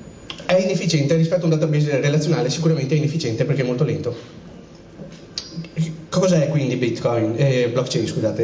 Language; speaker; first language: Italian; native; Italian